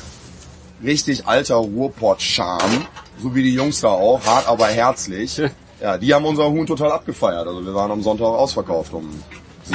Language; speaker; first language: German; native; German